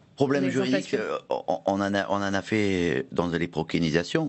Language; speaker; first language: French; native; French